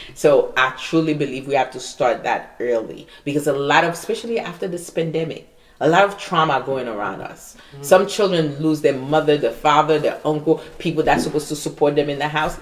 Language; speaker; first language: English; non-native, fluent; Haitian Creole